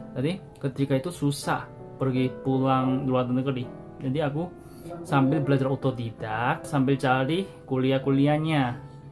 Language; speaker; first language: Indonesian; non-native, fluent; Korean